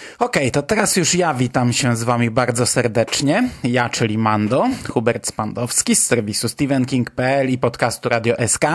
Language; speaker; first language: Polish; native; Polish